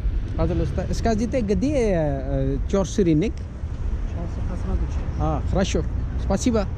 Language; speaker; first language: Russian; non-native, learner; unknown